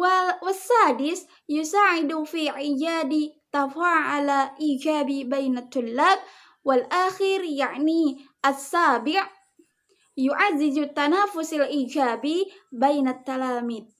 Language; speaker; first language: Arabic; non-native, learner; Indonesian